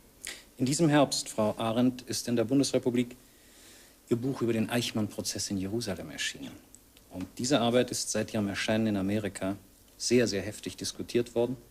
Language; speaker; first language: German; native; German